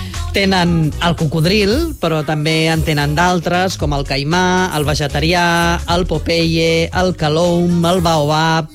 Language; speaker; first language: Catalan; native; Catalan